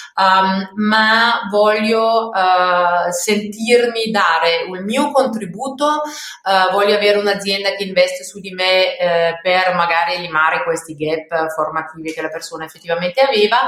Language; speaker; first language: Italian; non-native, fluent; German